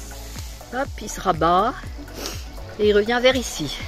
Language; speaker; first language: French; native; French